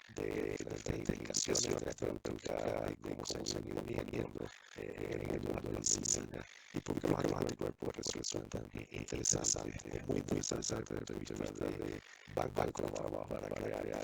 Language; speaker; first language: Spanish; native; Spanish